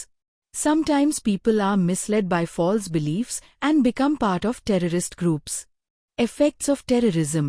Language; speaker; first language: English; non-native, fluent; Hindi